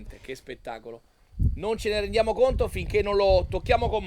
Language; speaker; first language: Italian; native; Italian